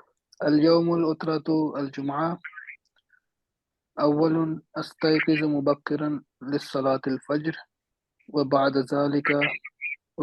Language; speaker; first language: Arabic; non-native, learner; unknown